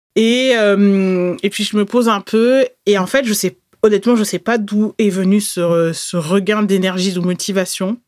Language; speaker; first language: French; native; French